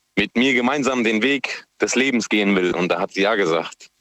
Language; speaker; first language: German; native; German